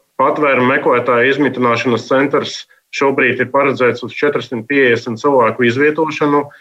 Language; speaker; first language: Latvian; non-native, local second language; Russian